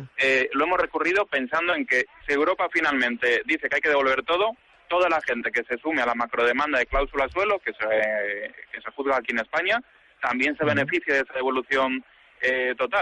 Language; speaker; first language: Spanish; native; Spanish